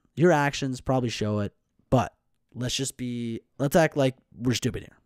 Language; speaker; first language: English; native; English